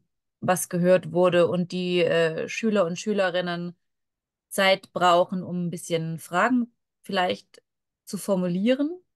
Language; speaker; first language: German; native; German